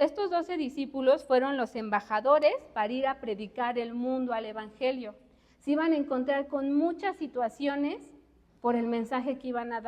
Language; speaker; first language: Spanish; native; Spanish